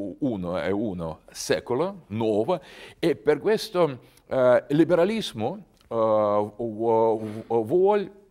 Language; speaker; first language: Italian; non-native, learner; Russian